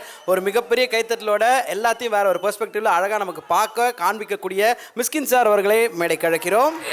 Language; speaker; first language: Tamil; native; Tamil